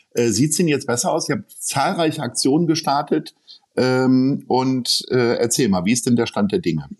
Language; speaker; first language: German; native; German